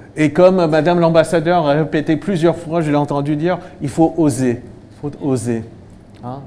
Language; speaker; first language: French; non-native, fluent; English